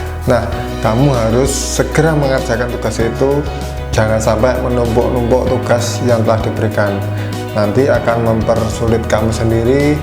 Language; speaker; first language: Indonesian; native; Indonesian